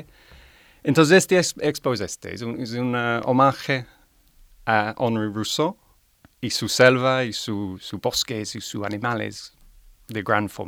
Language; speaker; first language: Spanish; non-native, learner; English